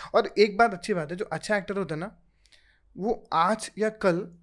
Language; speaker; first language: Hindi; native; Hindi